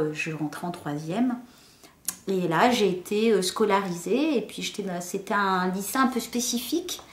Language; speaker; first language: French; early bilingual, other home language; Kabyle